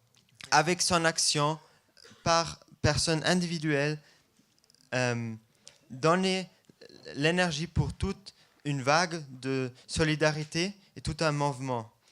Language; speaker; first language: French; non-native, fluent; German